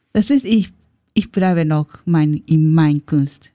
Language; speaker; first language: German; non-native, learner; Japanese